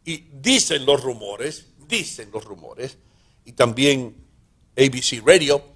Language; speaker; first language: Spanish; early bilingual, heritage; Spanish